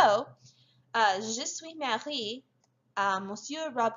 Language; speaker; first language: French; non-native, fluent; English